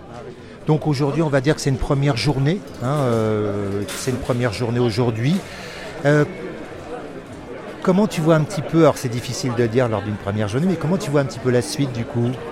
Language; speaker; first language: French; native; French